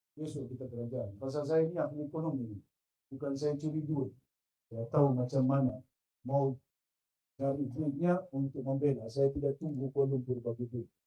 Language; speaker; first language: Malay; non-native, local second language; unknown